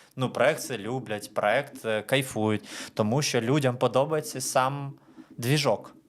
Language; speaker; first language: Ukrainian; non-native, fluent; Romanian